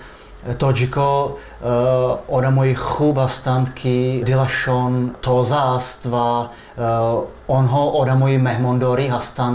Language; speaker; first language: Persian; non-native, fluent; Slovak